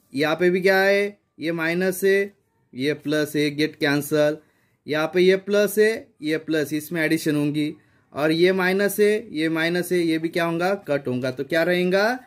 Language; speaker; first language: Hindi; non-native, local second language; Marathi